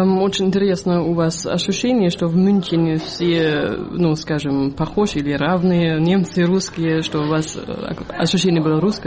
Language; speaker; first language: Russian; non-native, fluent; German